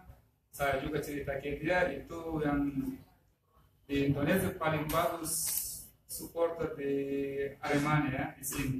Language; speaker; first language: Indonesian; non-native, fluent; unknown